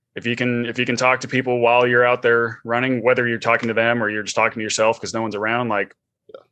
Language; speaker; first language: English; native; English